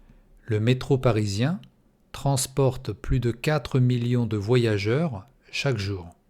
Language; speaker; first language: French; non-native, fluent; Russian